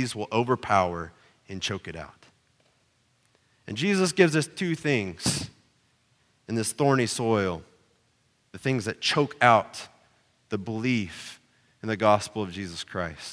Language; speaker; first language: English; native; English